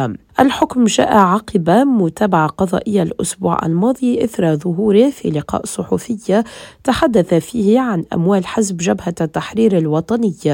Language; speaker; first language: Arabic; native; Arabic